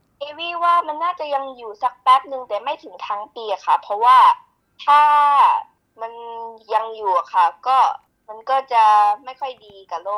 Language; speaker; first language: Thai; early bilingual, heritage; Thai